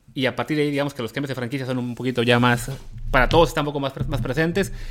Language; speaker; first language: Spanish; native; Spanish